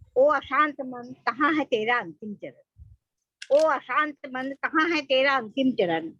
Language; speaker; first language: Hindi; non-native, local second language; Bangla